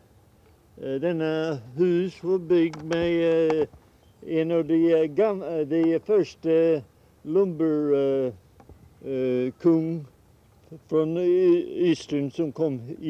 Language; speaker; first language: Swedish; early bilingual, heritage; Swedish